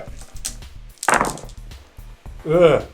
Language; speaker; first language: English; native; English